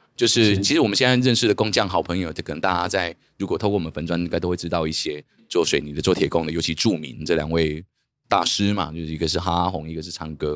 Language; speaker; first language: Chinese; native; Chinese